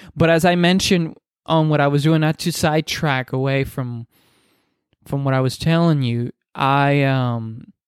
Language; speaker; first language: English; non-native, fluent; Spanish